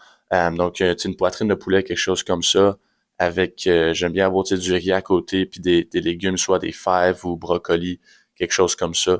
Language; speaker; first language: French; native; French